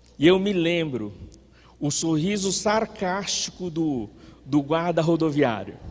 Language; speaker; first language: Portuguese; native; Portuguese